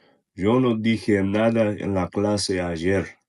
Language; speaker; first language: Spanish; non-native, learner; Russian